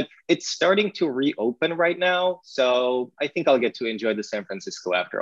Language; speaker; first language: English; non-native, fluent; Czech